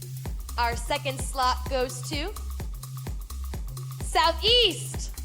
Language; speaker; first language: English; native; English